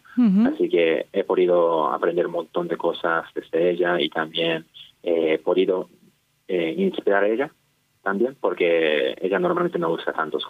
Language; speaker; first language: Spanish; non-native, fluent; Japanese